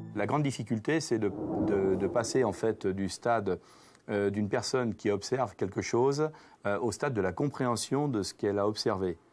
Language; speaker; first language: French; native; French